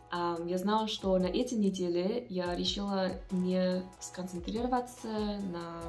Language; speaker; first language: Russian; non-native, learner; English